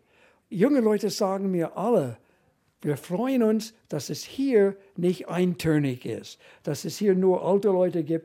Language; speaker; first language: German; non-native, fluent; English